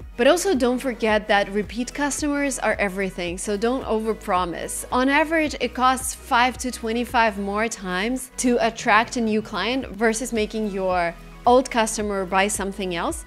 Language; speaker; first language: English; non-native, fluent; Russian